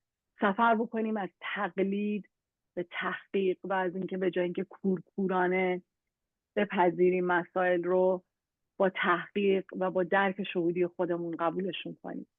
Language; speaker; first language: Persian; native; Persian